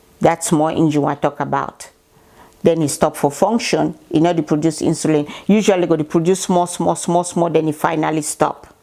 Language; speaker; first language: Nigerian Pidgin; native; Nigerian Pidgin